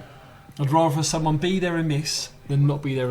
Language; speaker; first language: English; native; English